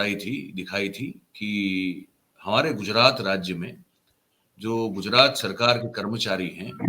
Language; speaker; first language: Hindi; non-native, local second language; Gujarati